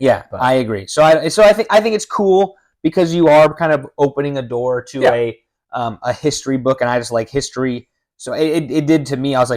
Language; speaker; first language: English; native; English